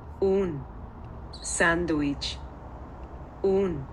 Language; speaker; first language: Spanish; non-native, learner; English